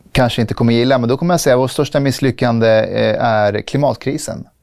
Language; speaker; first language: Swedish; early bilingual, other home language; Persian